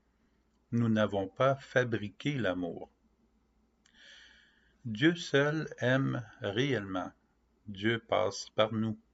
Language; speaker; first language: French; native; French